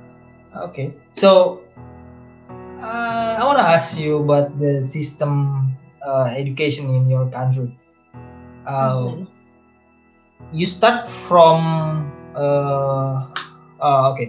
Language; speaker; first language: English; non-native, learner; Indonesian